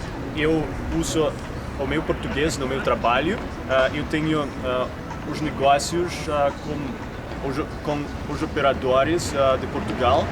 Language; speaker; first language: Portuguese; non-native, learner; Ukrainian